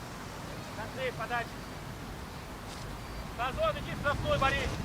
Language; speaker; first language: Russian; native; Russian